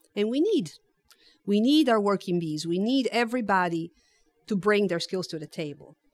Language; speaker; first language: English; non-native, fluent; Italian